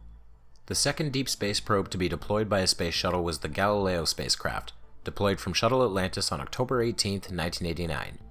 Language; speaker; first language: English; native; English